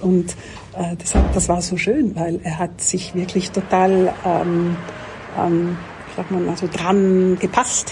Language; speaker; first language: German; non-native, local second language; French